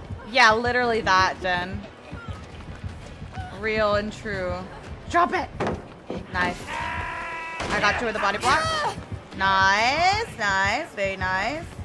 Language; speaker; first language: English; early bilingual, other home language; Spanish